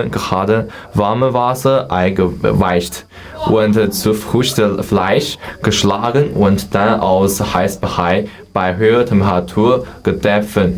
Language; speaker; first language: German; non-native, learner; Chinese